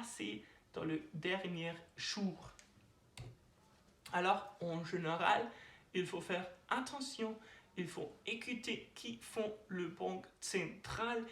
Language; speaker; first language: French; non-native, learner; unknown